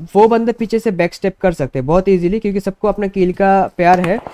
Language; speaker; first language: Hindi; non-native, local second language; Bangla